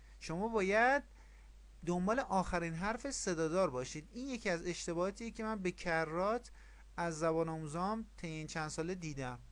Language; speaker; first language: Persian; native; Persian